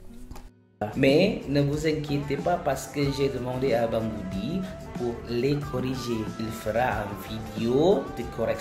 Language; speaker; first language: French; non-native, learner; Indonesian